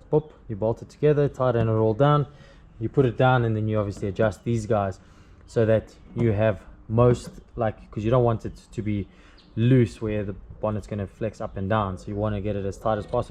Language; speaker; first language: English; native; English